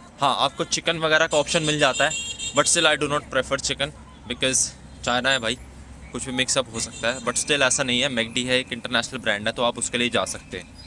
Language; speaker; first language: Hindi; native; Hindi